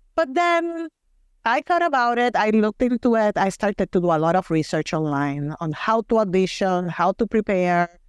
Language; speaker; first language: English; non-native, fluent; Spanish